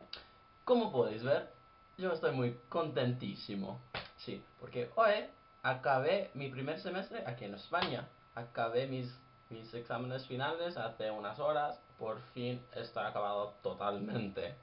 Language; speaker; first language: Spanish; non-native, fluent; English